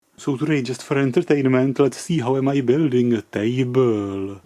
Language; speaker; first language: English; non-native, fluent; Czech